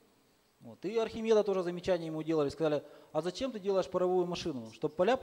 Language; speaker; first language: Russian; native; Russian